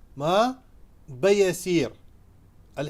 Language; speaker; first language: Arabic; non-native, fluent; Urdu